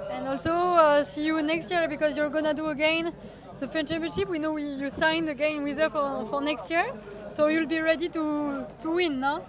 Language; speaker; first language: English; non-native, fluent; French